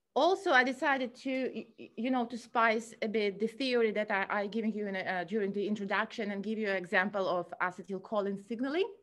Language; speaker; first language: English; non-native, fluent; Russian